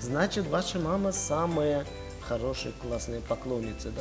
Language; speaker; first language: Russian; non-native, fluent; Tajik